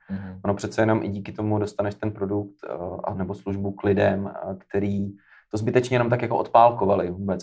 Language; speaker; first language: Czech; native; Czech